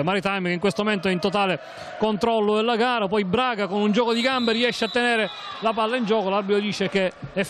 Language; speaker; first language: Italian; native; Italian